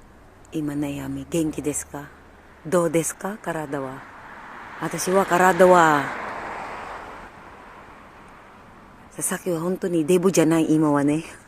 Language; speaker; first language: Japanese; non-native, learner; Filipino